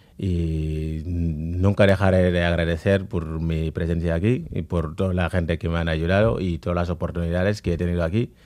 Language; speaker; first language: Spanish; non-native, fluent; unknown